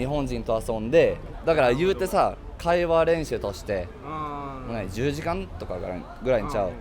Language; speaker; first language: Japanese; non-native, fluent; Swedish